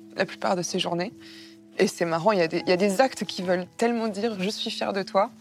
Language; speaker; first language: French; native; French